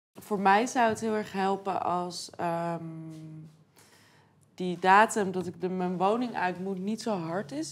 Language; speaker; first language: Dutch; native; Dutch